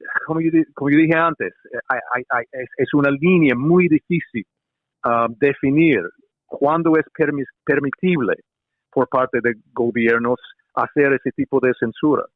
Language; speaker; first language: Spanish; non-native, fluent; English